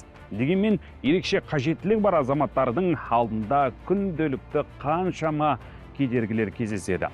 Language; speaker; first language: Kazakh; native; Kazakh